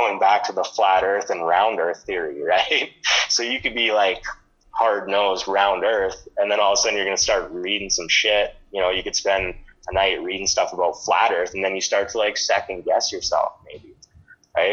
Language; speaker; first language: English; native; English